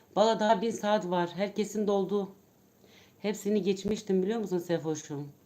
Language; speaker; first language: Turkish; native; Turkish